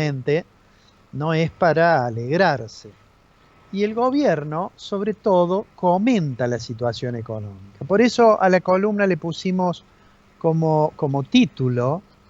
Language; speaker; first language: Spanish; native; Spanish